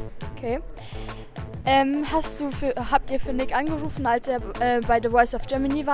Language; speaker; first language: German; native; German